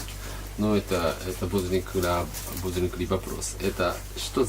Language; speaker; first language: Russian; non-native, learner; Japanese